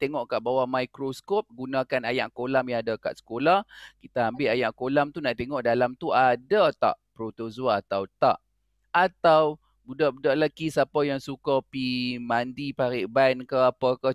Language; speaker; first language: Malay; native; Malay